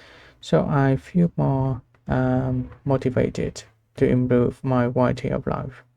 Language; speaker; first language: English; non-native, learner; Vietnamese